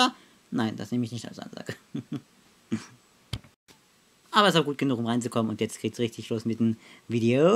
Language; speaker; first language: German; native; German